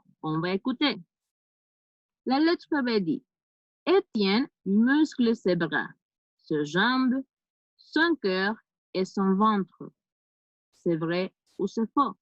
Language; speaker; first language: French; non-native, fluent; Spanish